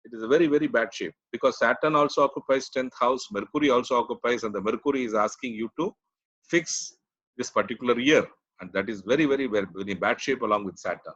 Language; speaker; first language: English; non-native, local second language; Tamil